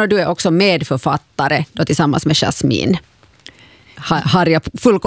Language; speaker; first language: Swedish; native; Swedish